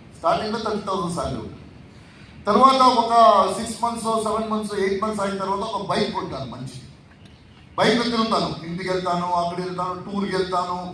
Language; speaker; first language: Telugu; non-native, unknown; Tulu